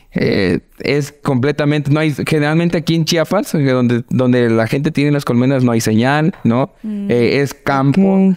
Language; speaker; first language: Spanish; native; Spanish